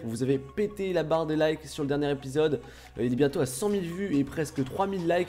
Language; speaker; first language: French; native; French